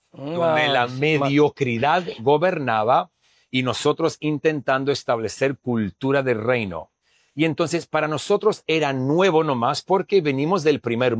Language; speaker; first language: Spanish; non-native, fluent; English